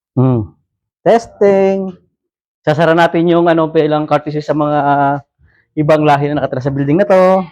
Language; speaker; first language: Filipino; native; Filipino